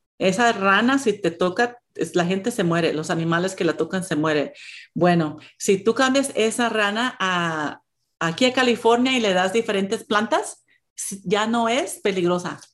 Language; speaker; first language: Spanish; early bilingual, heritage; Spanish